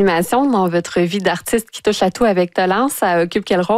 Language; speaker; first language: French; native; French